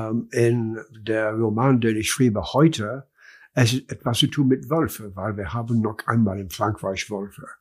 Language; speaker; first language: German; non-native, learner; English